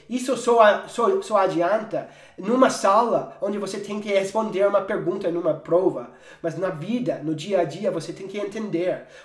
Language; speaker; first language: Portuguese; non-native, fluent; English